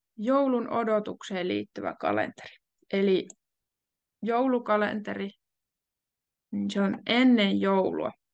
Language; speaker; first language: Finnish; native; Finnish